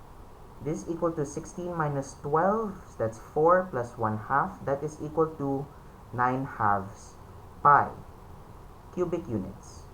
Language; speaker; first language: English; non-native, local second language; Filipino